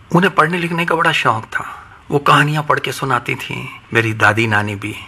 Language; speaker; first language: Hindi; non-native, local second language; Punjabi